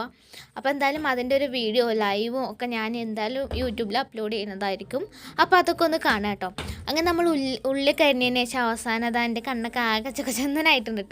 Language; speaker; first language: Malayalam; native; Malayalam